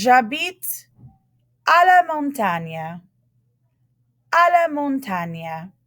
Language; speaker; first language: French; non-native, fluent; English